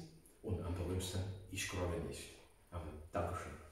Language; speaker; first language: German; non-native, learner; English